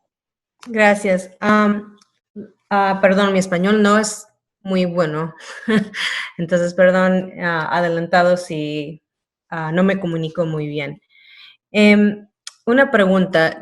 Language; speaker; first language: Spanish; non-native, learner; English